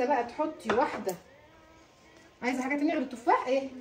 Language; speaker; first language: Arabic; native; Arabic